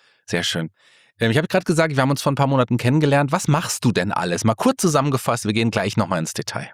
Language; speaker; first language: German; native; German